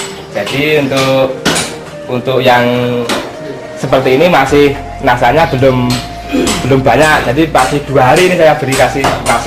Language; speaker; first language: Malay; non-native, local second language; Javanese